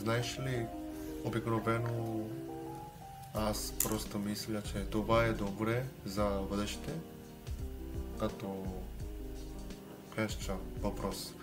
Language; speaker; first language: Bulgarian; non-native, learner; Korean